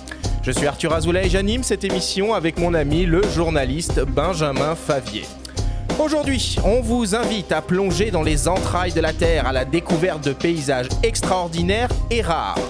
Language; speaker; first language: French; native; French